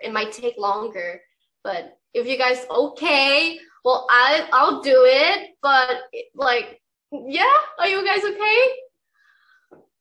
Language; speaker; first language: English; non-native, fluent; Thai